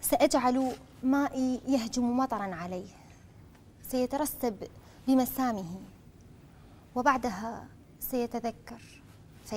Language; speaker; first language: Arabic; native; Arabic